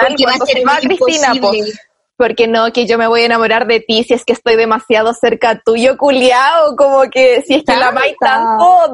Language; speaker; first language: Spanish; native; Spanish